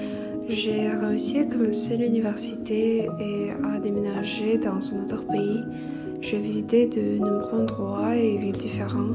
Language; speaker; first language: French; non-native, fluent; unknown